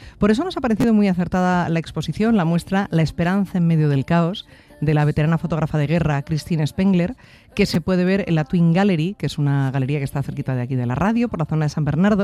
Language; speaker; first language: Spanish; native; Spanish